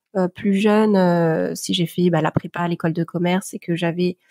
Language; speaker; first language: French; native; French